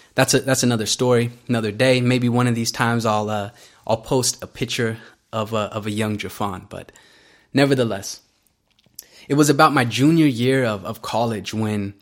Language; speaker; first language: English; native; English